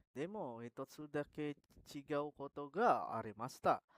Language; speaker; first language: Japanese; non-native, learner; Indonesian